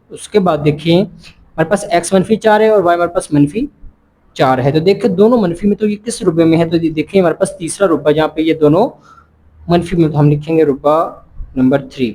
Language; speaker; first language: Urdu; non-native, local second language; Punjabi